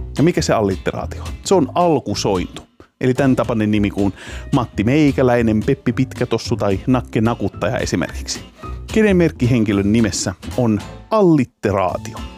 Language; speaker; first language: Finnish; native; Finnish